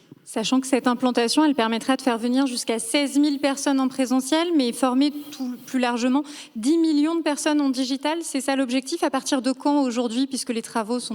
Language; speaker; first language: French; native; French